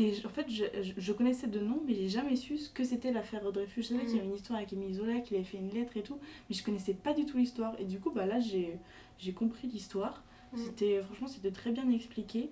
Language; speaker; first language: French; native; French